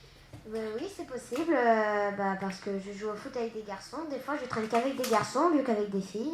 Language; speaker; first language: French; native; French